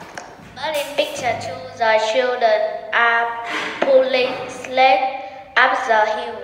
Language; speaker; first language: English; non-native, learner; Vietnamese